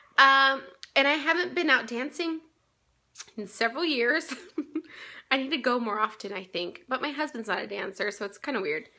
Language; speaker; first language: English; native; English